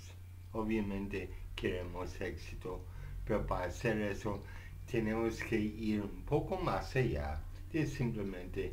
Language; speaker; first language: Spanish; non-native, fluent; English